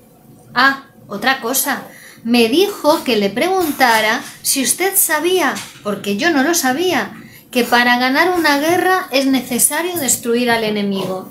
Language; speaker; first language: Spanish; native; Spanish